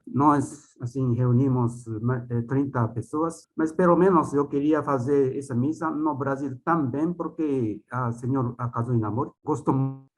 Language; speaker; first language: Portuguese; non-native, fluent; Japanese